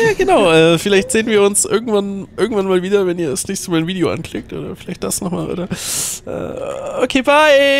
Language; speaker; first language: German; native; German